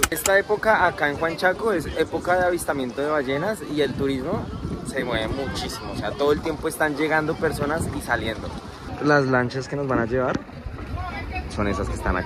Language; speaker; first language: Spanish; native; Spanish